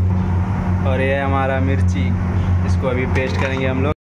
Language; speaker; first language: Hindi; native; Hindi